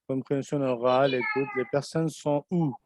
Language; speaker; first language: French; non-native, fluent; Urdu